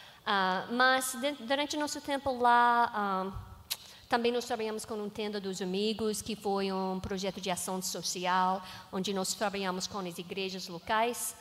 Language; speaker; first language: Portuguese; non-native, learner; English